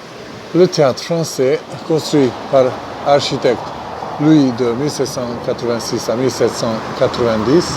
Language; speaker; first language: French; non-native, fluent; Hungarian